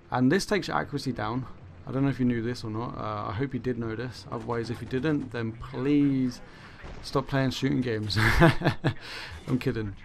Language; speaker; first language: English; native; English